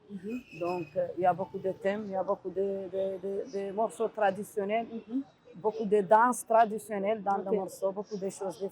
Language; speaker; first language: French; non-native, learner; Arabic